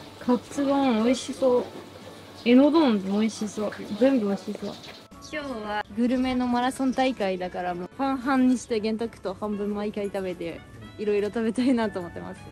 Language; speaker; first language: Japanese; non-native, fluent; French